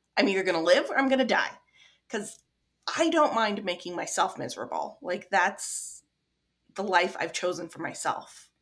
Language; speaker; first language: English; native; English